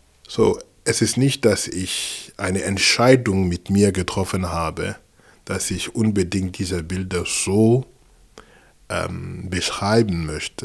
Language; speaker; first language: German; non-native, fluent; French